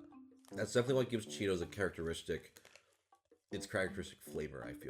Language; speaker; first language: English; native; English